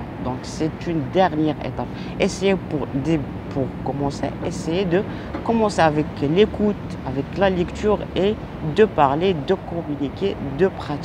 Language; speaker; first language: French; non-native, local second language; Arabic